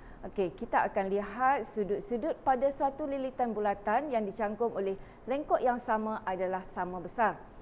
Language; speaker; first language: Malay; native; Malay